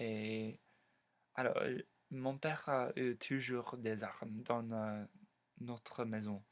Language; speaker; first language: French; non-native, learner; English